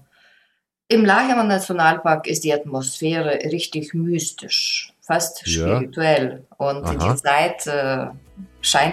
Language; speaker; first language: German; non-native, fluent; Lithuanian